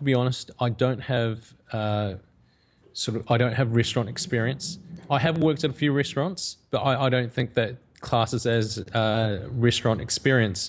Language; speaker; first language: English; native; English